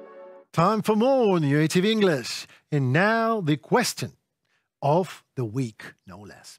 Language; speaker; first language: English; non-native, fluent; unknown